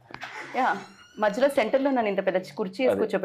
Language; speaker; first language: Telugu; native; Telugu